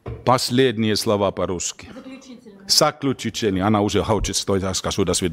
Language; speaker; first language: Russian; non-native, learner; Finnish